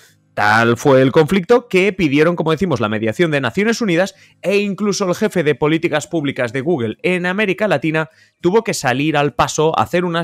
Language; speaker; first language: Spanish; native; Spanish